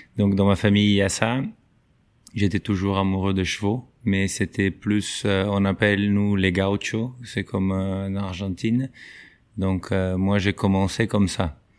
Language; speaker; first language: French; non-native, fluent; Portuguese